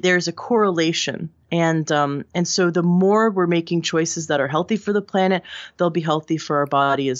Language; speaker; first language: English; native; English